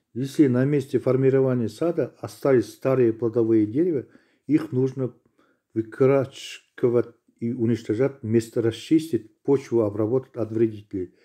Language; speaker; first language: Russian; non-native, local second language; Kazakh